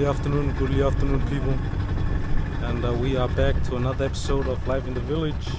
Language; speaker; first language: English; non-native, local second language; Fijian